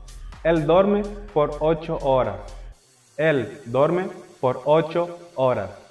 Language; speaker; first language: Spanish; non-native, fluent; Portuguese